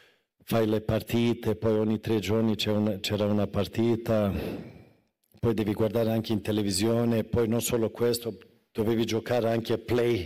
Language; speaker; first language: Italian; non-native, fluent; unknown